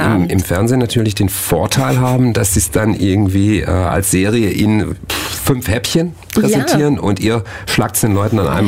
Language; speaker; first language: German; native; German